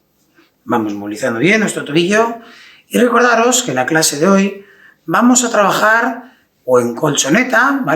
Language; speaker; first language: Spanish; native; Spanish